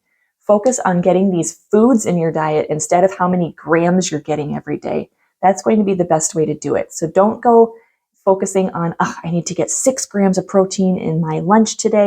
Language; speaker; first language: English; native; English